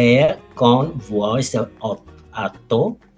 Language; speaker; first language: Spanish; non-native, learner; English